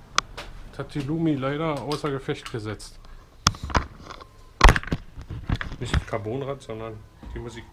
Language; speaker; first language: German; native; German